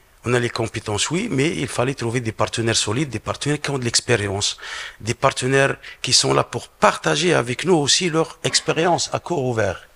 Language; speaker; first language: French; non-native, local second language; Arabic